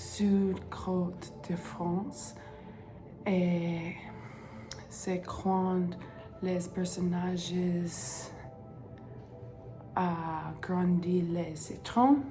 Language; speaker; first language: French; non-native, learner; English